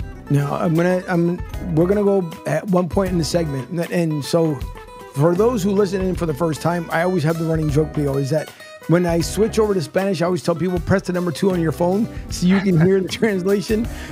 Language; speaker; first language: English; early bilingual, other home language; Spanish